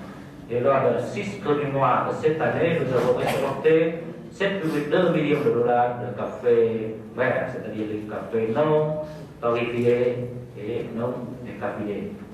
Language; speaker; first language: French; non-native, fluent; Vietnamese